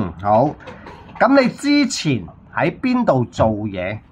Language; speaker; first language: Cantonese; native; Cantonese